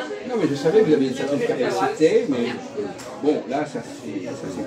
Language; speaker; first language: French; native; French